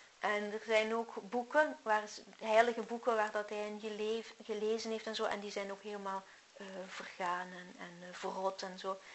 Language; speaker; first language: Dutch; native; Dutch